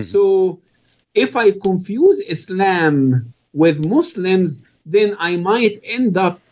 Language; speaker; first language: English; non-native, fluent; Arabic